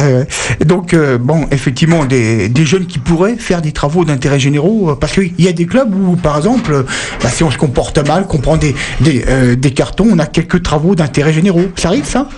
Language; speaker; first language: French; native; French